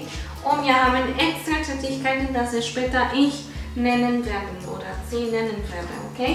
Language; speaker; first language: German; non-native, fluent; Spanish